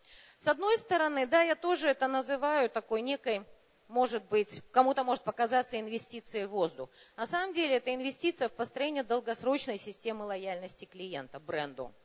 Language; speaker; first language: Russian; native; Russian